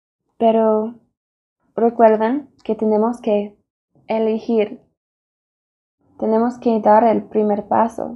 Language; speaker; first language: Spanish; non-native, fluent; English